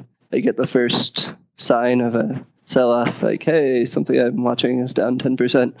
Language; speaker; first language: English; native; English